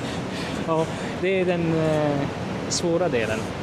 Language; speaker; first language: Swedish; non-native, fluent; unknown